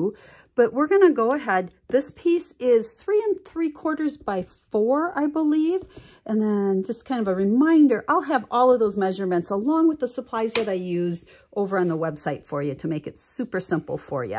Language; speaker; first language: English; native; English